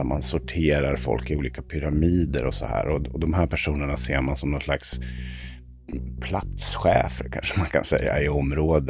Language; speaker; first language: Swedish; native; Swedish